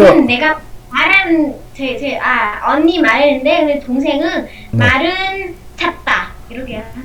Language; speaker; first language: Korean; non-native, learner; Vietnamese